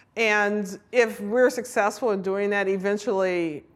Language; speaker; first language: English; native; English